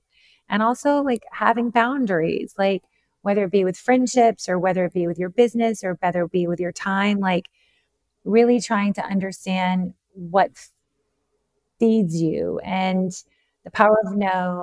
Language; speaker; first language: English; native; English